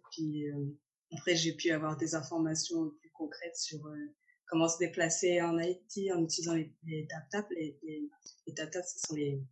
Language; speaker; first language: French; native; French